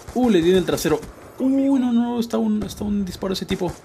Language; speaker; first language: Spanish; native; Spanish